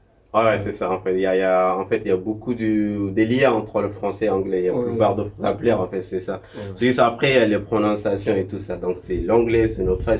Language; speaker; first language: French; non-native, local second language; Arabic